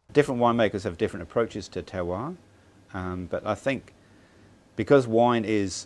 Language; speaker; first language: English; native; English